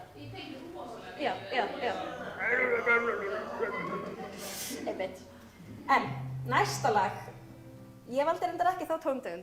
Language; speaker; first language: Icelandic; native; Icelandic